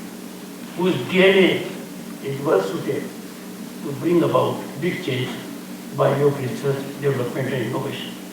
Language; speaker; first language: English; non-native, local second language; Hindi